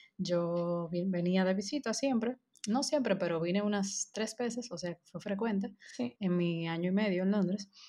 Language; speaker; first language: Spanish; native; Spanish